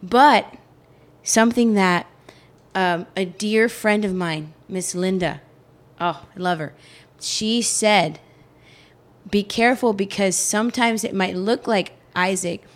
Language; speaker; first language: English; early bilingual, other home language; Spanish